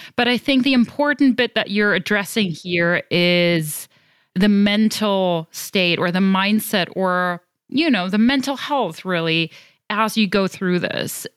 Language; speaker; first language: English; non-native, fluent; German